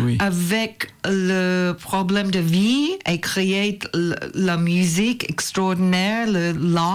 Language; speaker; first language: French; non-native, learner; English